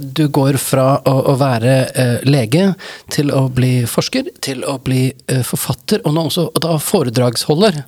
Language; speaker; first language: Norwegian; native; Norwegian